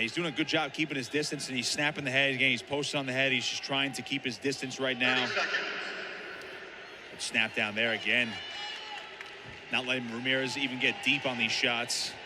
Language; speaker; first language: English; native; English